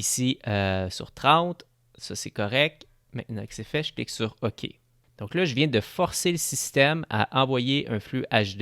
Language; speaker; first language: French; native; French